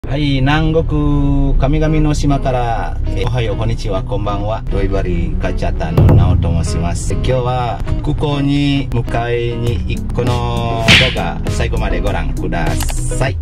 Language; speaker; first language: Japanese; non-native, fluent; Indonesian